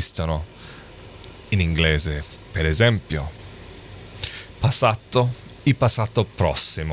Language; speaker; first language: Italian; non-native, learner; English